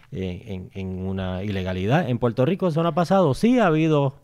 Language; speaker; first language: Spanish; native; Spanish